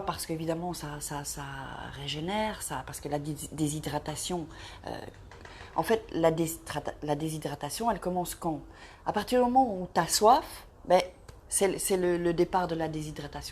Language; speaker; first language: French; native; French